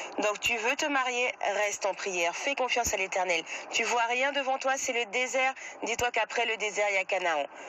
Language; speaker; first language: French; native; French